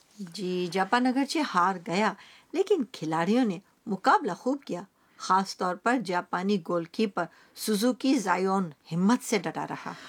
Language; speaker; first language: Urdu; native; Urdu